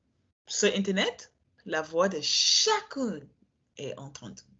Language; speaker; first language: French; non-native, learner; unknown